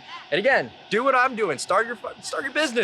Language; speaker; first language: English; native; English